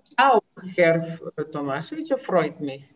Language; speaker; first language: German; non-native, learner; Serbian